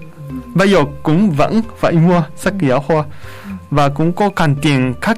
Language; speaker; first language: Vietnamese; non-native, fluent; Japanese